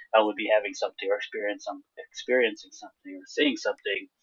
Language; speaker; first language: English; non-native, fluent; Hebrew